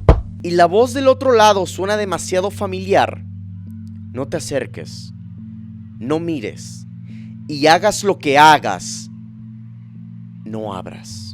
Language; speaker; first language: Spanish; native; Spanish